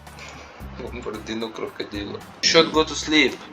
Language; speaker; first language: English; non-native, learner; Arabic